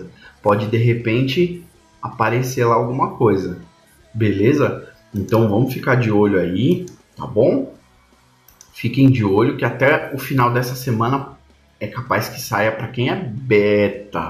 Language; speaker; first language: Portuguese; native; Portuguese